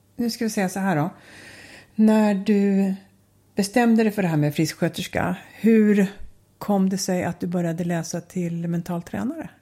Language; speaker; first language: Swedish; early bilingual, other home language; Finnish